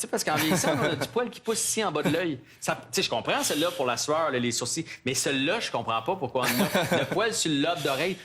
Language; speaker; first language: French; native; French